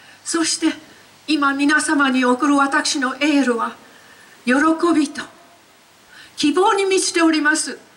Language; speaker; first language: Japanese; native; Japanese